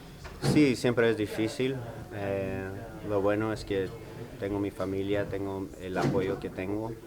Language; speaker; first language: Spanish; early bilingual, heritage; English